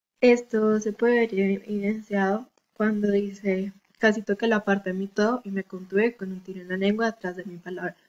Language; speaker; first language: Spanish; native; Spanish